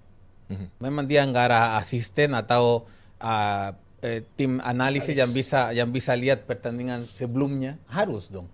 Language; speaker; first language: Indonesian; non-native, fluent; Spanish